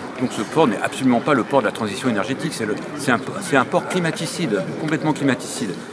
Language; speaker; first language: French; native; French